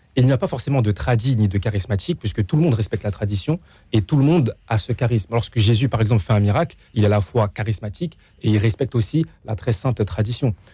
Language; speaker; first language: French; native; French